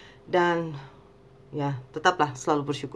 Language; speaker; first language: Indonesian; native; Indonesian